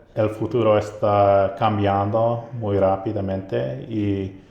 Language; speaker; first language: Spanish; non-native, learner; English